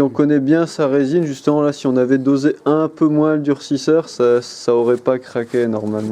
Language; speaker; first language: French; native; French